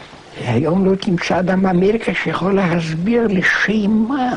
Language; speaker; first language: Hebrew; non-native, fluent; German